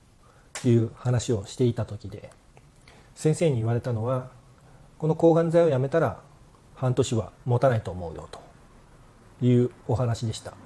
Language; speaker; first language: Japanese; native; Japanese